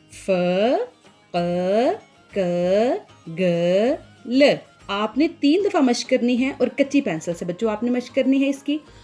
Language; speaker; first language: Hindi; non-native, local second language; Punjabi